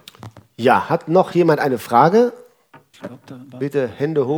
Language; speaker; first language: German; native; German